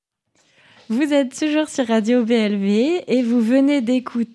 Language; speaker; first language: French; native; French